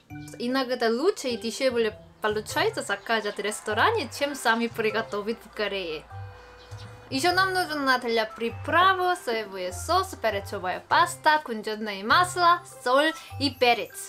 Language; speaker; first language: Russian; non-native, fluent; Korean